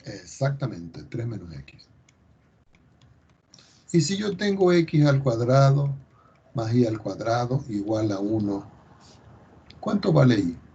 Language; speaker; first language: Spanish; native; Spanish